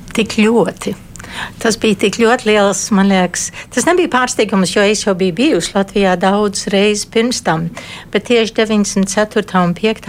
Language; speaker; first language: Latvian; early bilingual, heritage; Latvian